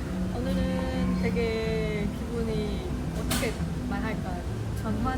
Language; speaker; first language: Korean; non-native, fluent; Vietnamese